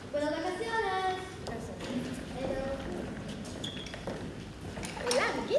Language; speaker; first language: Spanish; non-native, learner; French